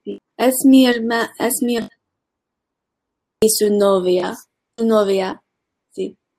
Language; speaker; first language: Spanish; early bilingual, heritage; English